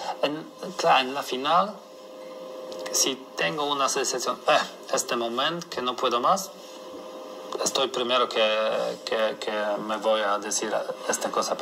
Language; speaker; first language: Spanish; non-native, learner; Polish